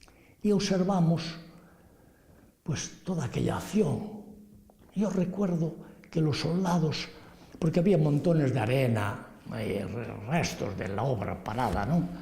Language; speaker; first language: Spanish; non-native, local second language; Galician